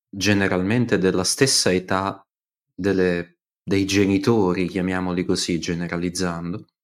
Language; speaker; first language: Italian; non-native, fluent; Russian